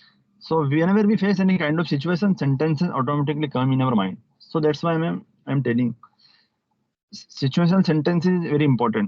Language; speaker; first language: English; non-native, local second language; Hindi